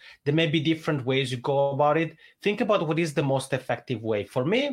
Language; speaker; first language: English; non-native, fluent; Italian